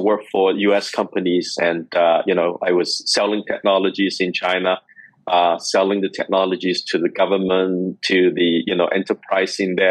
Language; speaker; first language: English; non-native, local second language; Cantonese